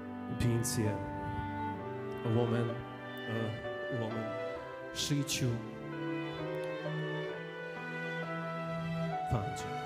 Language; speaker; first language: Chinese; non-native, fluent; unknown